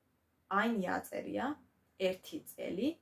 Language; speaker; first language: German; non-native, fluent; Georgian